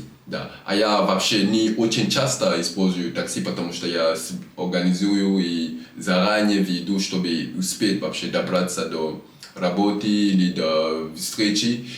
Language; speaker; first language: Russian; non-native, fluent; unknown